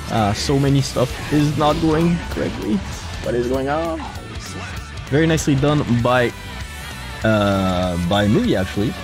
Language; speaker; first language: English; non-native, fluent; French